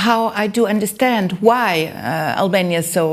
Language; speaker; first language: English; non-native, learner; German